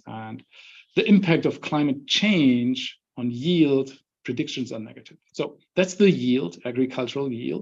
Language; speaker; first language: English; non-native, fluent; German